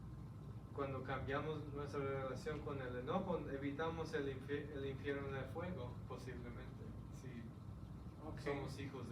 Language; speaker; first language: Spanish; early bilingual, heritage; Spanish